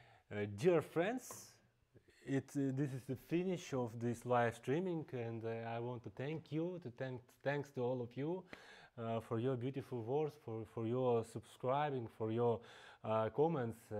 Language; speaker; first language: English; non-native, fluent; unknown